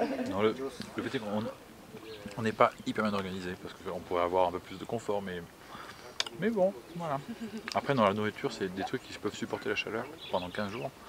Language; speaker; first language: French; native; French